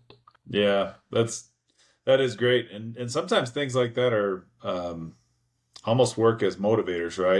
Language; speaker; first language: English; native; English